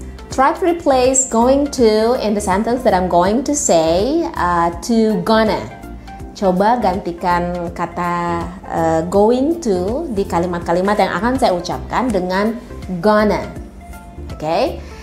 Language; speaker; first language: English; non-native, fluent; Indonesian